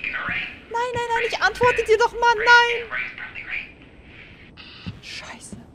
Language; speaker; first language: German; native; German